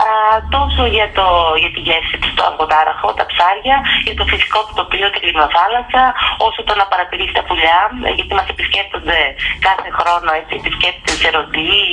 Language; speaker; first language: Greek; native; Greek